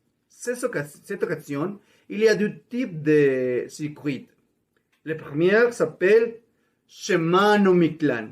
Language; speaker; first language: French; non-native, learner; Spanish